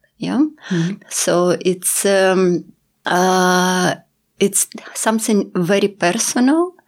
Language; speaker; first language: English; non-native, fluent; Russian